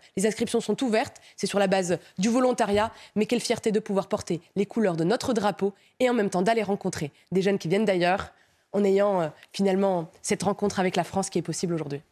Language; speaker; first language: French; native; French